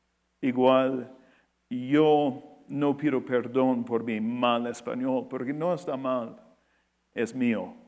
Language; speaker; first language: Spanish; non-native, fluent; English